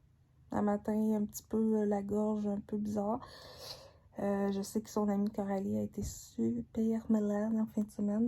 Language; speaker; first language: French; native; French